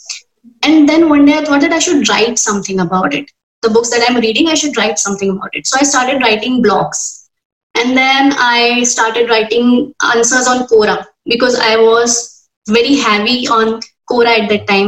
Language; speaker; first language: English; non-native, local second language; Hindi